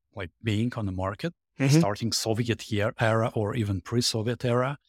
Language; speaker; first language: English; non-native, fluent; Russian